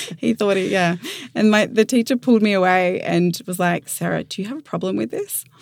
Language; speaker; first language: English; native; English